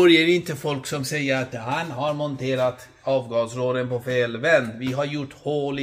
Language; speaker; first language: Swedish; non-native, fluent; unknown